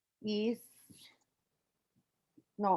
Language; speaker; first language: English; non-native, learner; Spanish